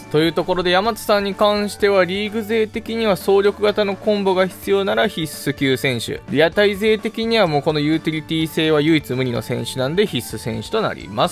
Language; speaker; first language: Japanese; native; Japanese